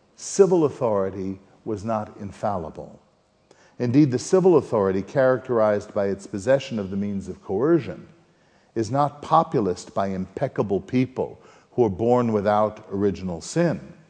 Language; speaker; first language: English; native; English